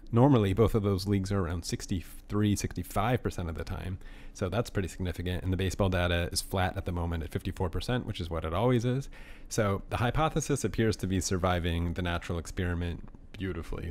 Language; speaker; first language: English; native; English